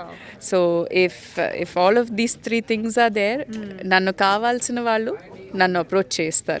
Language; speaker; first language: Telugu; non-native, local second language; Malayalam